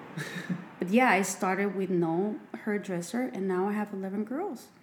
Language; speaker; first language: English; non-native, fluent; Spanish